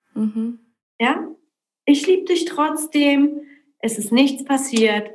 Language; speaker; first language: German; early bilingual, other home language; Polish